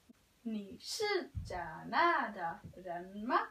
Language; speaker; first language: Chinese; non-native, learner; Norwegian